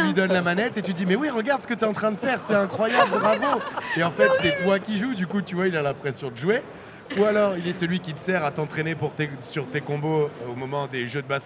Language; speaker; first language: French; native; French